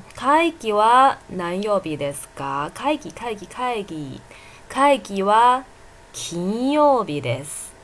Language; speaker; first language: Japanese; non-native, fluent; Chinese